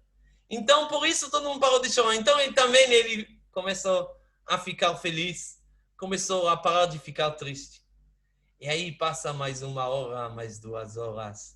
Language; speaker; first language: Portuguese; non-native, fluent; Hebrew